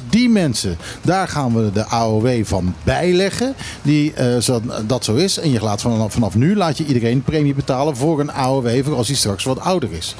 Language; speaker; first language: Dutch; native; Dutch